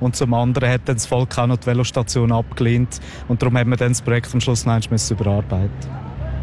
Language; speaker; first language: German; native; German